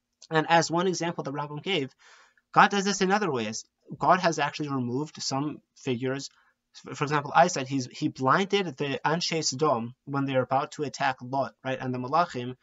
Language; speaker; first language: English; native; English